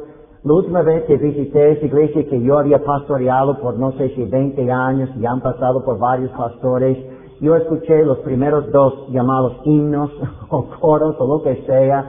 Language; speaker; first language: Spanish; non-native, fluent; English